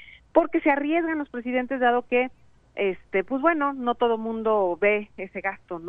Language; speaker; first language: Spanish; native; Spanish